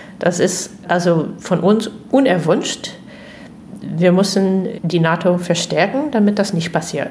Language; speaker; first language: German; non-native, fluent; English